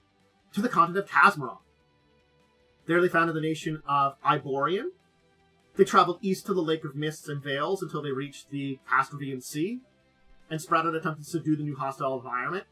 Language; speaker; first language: English; native; English